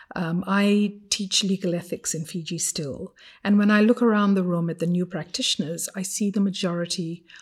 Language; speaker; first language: English; non-native, fluent; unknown